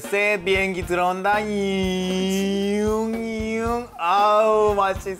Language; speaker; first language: Korean; non-native, fluent; Spanish